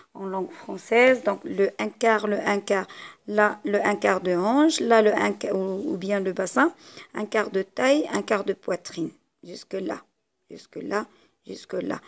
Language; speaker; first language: French; non-native, local second language; Arabic